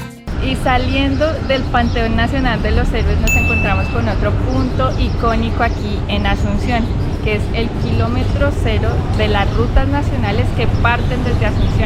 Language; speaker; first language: Spanish; native; Spanish